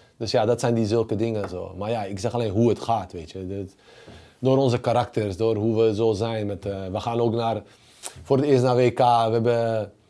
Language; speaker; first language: Dutch; early bilingual, other home language; Bosnian